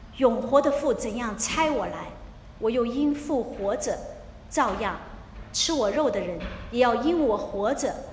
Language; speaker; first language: Chinese; non-native, local second language; Cantonese